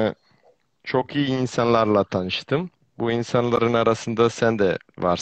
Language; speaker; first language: Turkish; non-native, fluent; Serbian